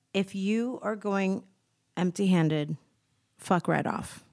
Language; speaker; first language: English; native; English